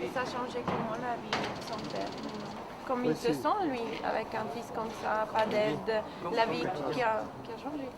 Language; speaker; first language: French; non-native, local second language; Italian